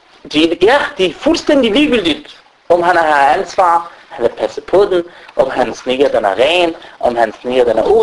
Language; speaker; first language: Danish; non-native, fluent; Arabic